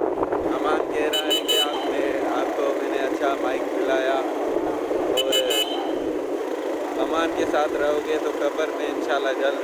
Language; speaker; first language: Hindi; non-native, local second language; Sindhi